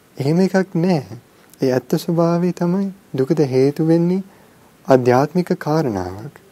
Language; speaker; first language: Sinhala; non-native, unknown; English